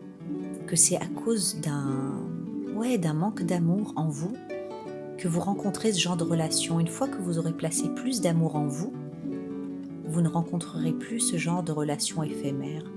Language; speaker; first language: French; native; French